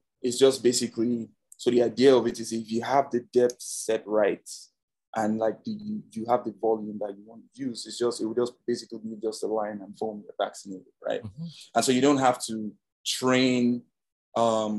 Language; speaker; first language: English; non-native, local second language; Yoruba